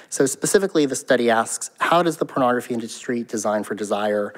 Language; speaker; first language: English; native; English